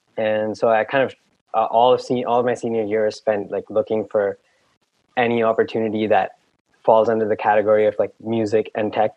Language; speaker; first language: English; non-native, local second language; Hindi